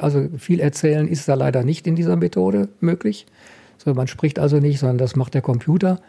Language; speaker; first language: German; native; German